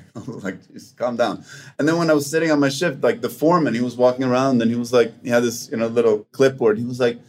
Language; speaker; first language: English; non-native, fluent; Swedish